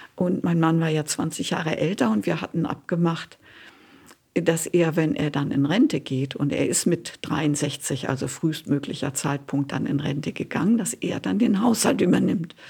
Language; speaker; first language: German; native; German